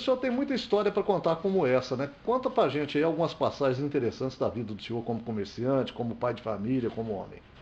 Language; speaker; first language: Portuguese; native; Portuguese